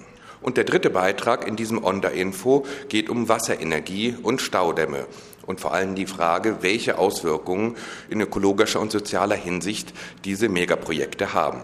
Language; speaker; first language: German; native; German